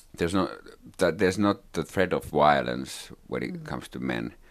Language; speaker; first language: English; non-native, fluent; Finnish